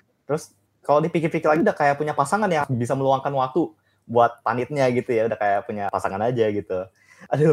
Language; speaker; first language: Indonesian; native; Indonesian